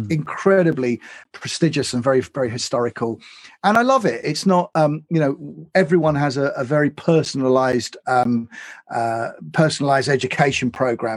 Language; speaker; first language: English; native; English